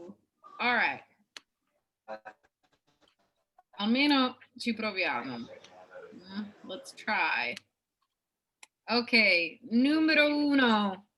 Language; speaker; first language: Italian; non-native, fluent; English